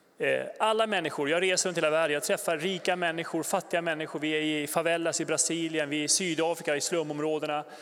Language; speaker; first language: Swedish; native; Swedish